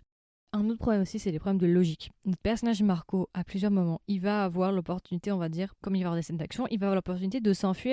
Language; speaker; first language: French; native; French